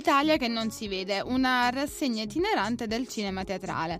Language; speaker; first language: Italian; native; Italian